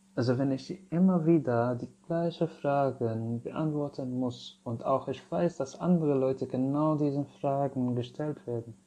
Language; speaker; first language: German; non-native, fluent; Arabic